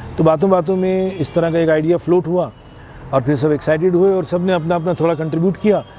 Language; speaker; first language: Hindi; non-native, local second language; Kashmiri